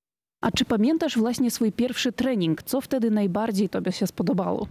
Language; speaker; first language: Polish; native; Polish